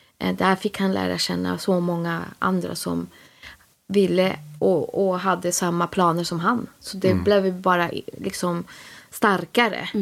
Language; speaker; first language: Swedish; early bilingual, other home language; Spanish